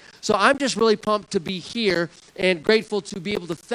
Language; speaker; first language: English; native; English